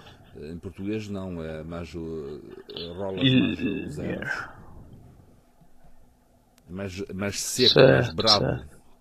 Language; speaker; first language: Portuguese; early bilingual, heritage; French